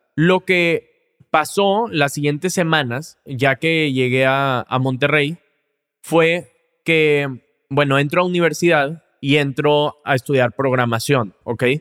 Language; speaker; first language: Spanish; native; Spanish